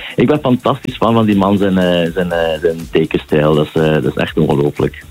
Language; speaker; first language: Dutch; native; Dutch